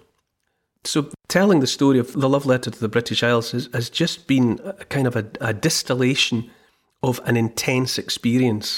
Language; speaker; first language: English; native; English